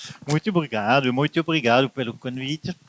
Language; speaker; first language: Portuguese; non-native, learner; French